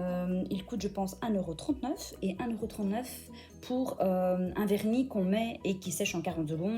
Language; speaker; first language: French; native; French